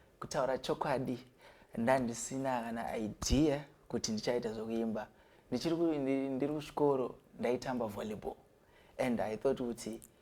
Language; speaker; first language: Shona; non-native, local second language; North Ndebele